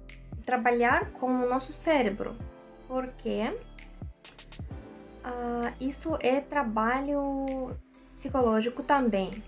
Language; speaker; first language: Portuguese; non-native, learner; Russian